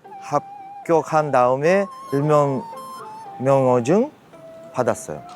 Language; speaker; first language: Korean; non-native, learner; Russian